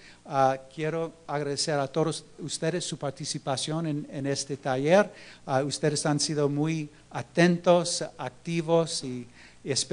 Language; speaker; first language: Spanish; non-native, fluent; English